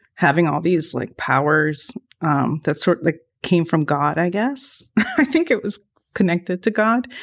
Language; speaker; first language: English; early bilingual, other home language; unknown